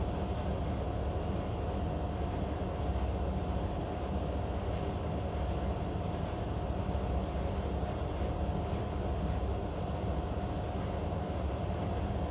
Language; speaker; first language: English; non-native, local second language; Hindi